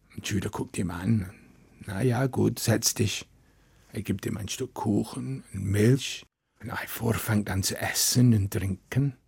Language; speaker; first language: German; non-native, fluent; English